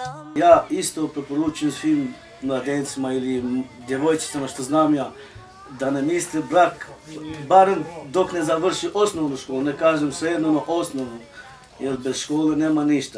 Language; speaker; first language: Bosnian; non-native, local second language; Romany